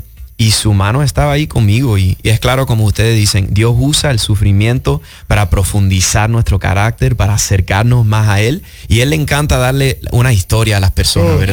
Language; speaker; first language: Spanish; early bilingual, heritage; Spanish